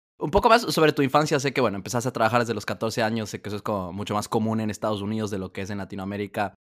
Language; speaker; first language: Spanish; native; Spanish